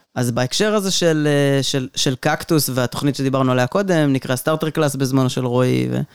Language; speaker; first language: Hebrew; native; Hebrew